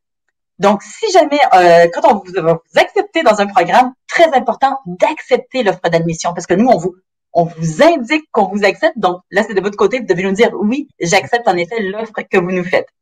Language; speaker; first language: French; native; French